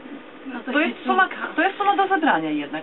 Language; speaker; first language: Polish; native; Polish